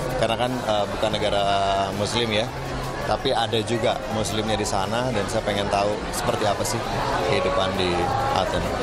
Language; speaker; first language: Indonesian; native; Indonesian